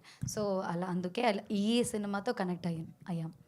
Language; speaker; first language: Telugu; non-native, learner; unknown